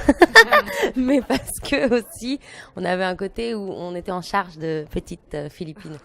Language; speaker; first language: French; native; French